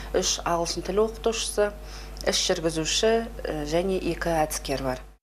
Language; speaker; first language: Kazakh; native; Kazakh